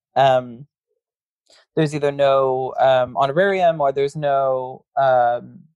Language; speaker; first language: English; native; English